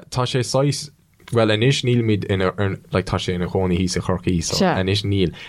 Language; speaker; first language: Irish; non-native, local second language; English